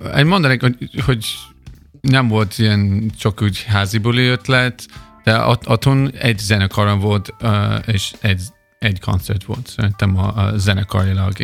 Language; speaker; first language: Hungarian; non-native, fluent; English